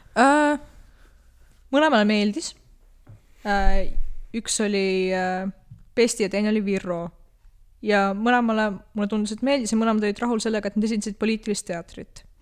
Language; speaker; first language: Estonian; non-native, local second language; Russian